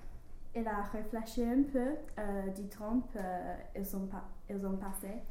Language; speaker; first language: French; non-native, learner; English